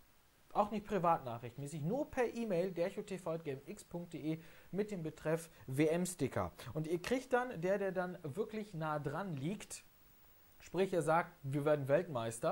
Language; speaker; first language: German; native; German